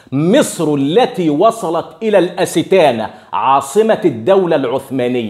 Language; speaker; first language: Arabic; native; Arabic